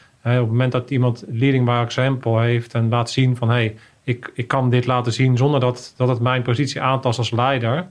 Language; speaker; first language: Dutch; native; Dutch